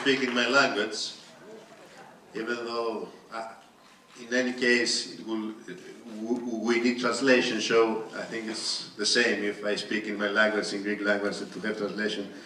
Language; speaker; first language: English; non-native, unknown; Greek